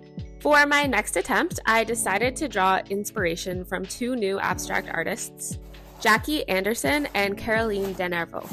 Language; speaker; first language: English; native; English